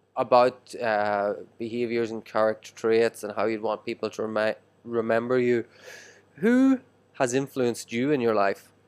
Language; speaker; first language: English; native; English